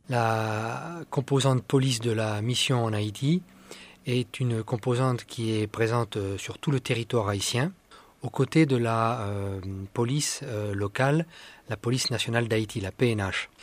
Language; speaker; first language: French; native; French